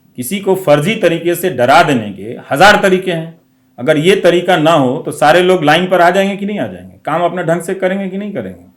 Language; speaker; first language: Hindi; non-native, local second language; Bhojpuri